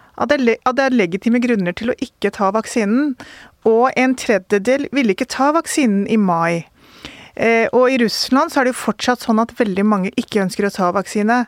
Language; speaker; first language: Norwegian; early bilingual, other home language; Urdu